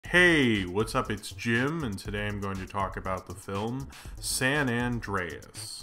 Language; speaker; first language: English; native; English